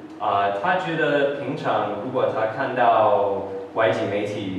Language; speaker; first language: Chinese; early bilingual, heritage; English